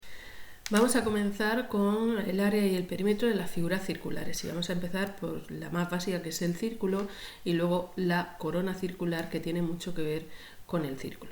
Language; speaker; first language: Spanish; native; Spanish